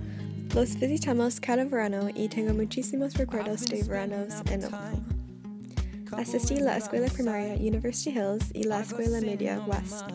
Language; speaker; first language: Spanish; non-native, learner; English